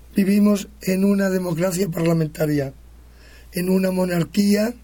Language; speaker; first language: Spanish; native; Spanish